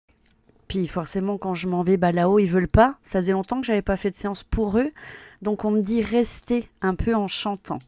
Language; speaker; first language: French; native; French